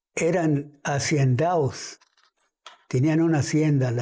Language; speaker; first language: Spanish; early bilingual, heritage; Spanish